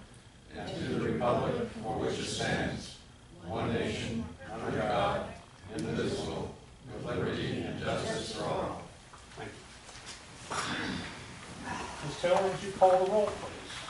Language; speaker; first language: English; native; English